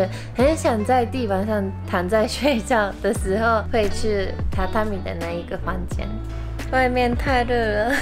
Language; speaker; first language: Chinese; non-native, fluent; Japanese